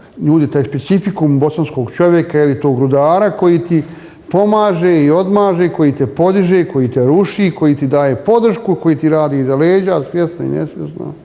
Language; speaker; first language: Bosnian; native; Bosnian